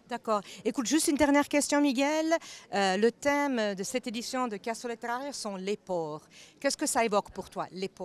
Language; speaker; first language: French; non-native, local second language; Italian